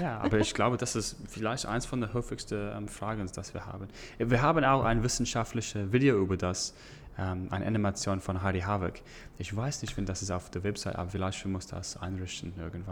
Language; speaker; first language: German; non-native, learner; English